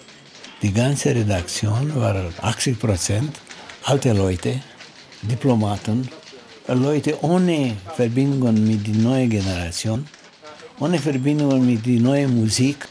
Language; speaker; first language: German; non-native, learner; Romanian